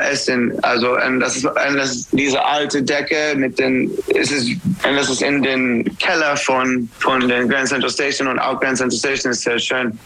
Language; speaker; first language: German; non-native, learner; English